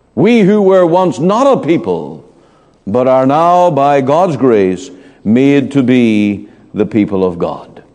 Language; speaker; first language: English; native; English